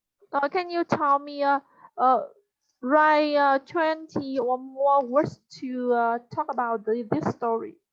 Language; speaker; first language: English; non-native, fluent; Vietnamese